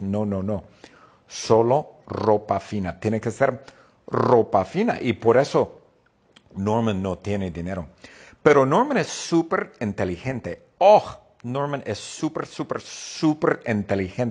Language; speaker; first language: Spanish; non-native, fluent; English